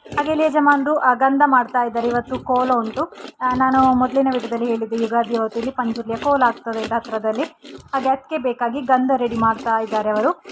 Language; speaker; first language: Kannada; native; Kannada